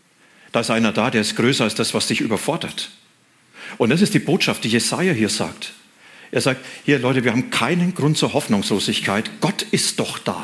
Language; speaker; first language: German; native; German